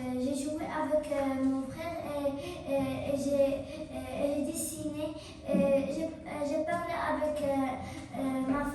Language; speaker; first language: French; non-native, learner; Arabic